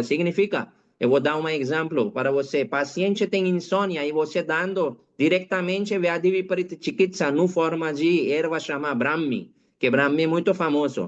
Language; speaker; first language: Portuguese; non-native, learner; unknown